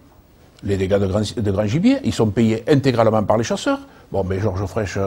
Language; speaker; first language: French; native; French